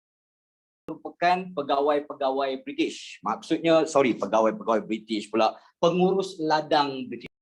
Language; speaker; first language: Malay; native; Malay